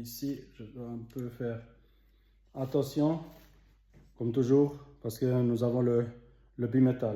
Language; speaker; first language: French; non-native, local second language; German